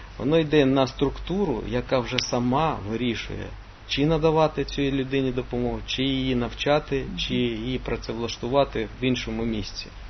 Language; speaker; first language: Ukrainian; non-native, local second language; Russian